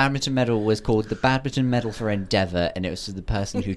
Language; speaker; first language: English; native; English